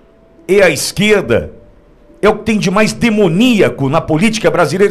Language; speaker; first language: Portuguese; native; Portuguese